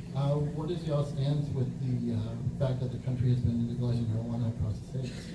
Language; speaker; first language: English; native; English